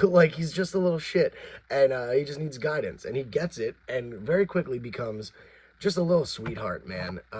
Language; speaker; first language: English; native; English